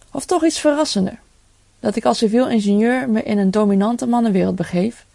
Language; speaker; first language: Dutch; early bilingual, other home language; Cantonese